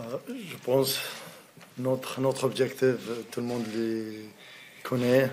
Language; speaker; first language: French; non-native, fluent; Arabic